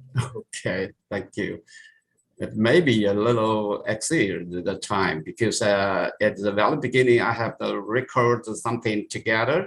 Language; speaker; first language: English; non-native, fluent; Chinese